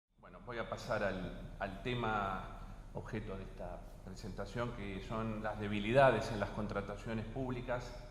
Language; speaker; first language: Spanish; native; Spanish